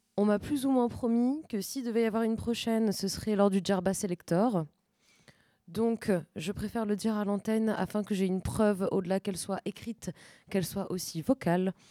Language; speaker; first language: French; native; French